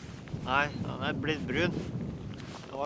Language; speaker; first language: Norwegian; native; Norwegian